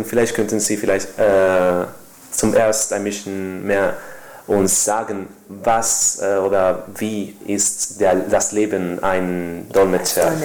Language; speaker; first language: German; non-native, fluent; Spanish